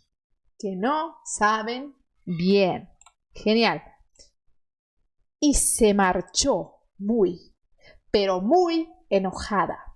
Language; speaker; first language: Spanish; non-native, fluent; Portuguese